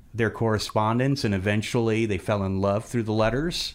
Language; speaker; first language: English; native; English